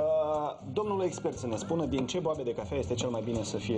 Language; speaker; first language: Romanian; native; Romanian